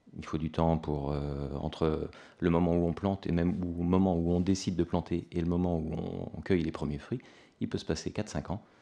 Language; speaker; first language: French; native; French